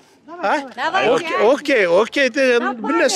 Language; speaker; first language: Russian; non-native, local second language; Kyrgyz